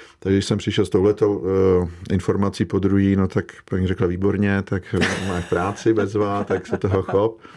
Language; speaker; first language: Czech; native; Czech